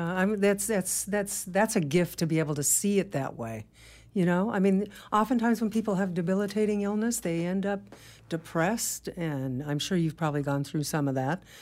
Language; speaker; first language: English; native; English